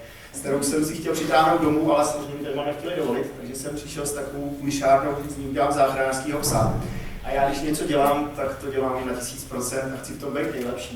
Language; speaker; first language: Czech; native; Czech